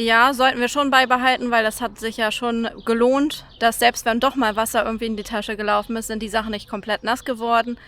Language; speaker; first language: German; native; German